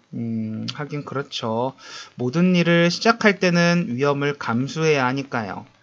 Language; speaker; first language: Korean; native; Korean